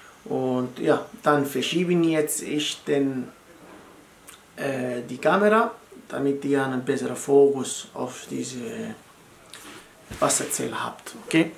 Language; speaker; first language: German; non-native, fluent; Italian